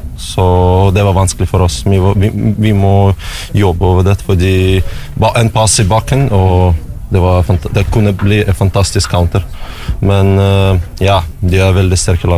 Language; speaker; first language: Norwegian; non-native, learner; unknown